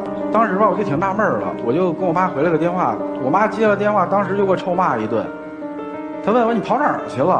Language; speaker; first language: Chinese; native; Chinese